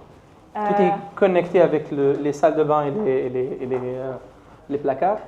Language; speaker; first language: French; non-native, learner; Arabic